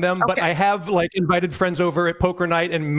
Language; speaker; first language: English; native; English